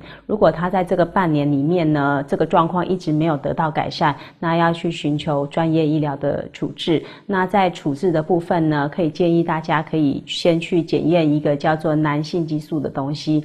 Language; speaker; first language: Chinese; native; Chinese